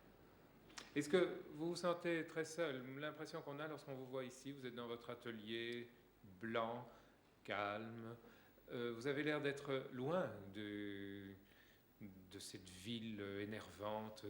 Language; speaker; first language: French; native; French